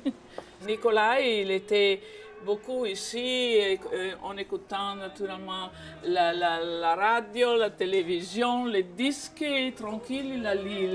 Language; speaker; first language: French; non-native, fluent; Italian